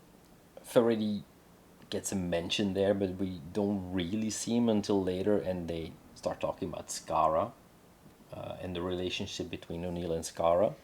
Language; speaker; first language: English; non-native, fluent; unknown